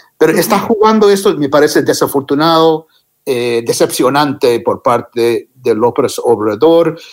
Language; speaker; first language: Spanish; non-native, fluent; English